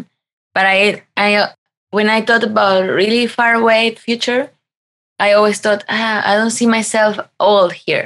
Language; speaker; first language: English; non-native, fluent; Spanish